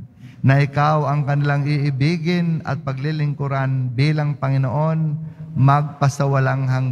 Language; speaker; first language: Filipino; native; Filipino